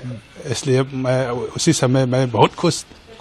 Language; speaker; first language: Hindi; non-native, local second language; Manipuri